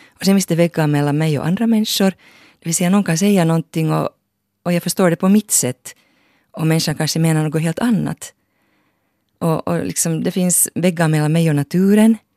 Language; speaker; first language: Swedish; native; Swedish